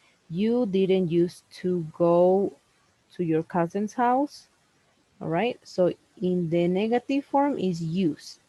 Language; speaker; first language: English; non-native, fluent; Spanish